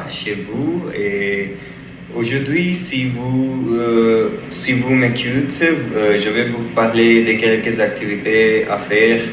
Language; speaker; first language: French; non-native, learner; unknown